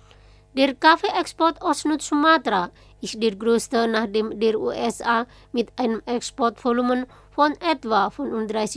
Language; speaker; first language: German; non-native, fluent; Indonesian